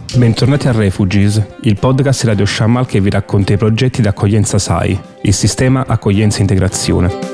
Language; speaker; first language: Italian; native; Italian